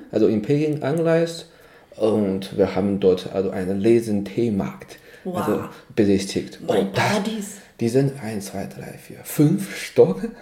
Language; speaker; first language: German; non-native, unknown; Chinese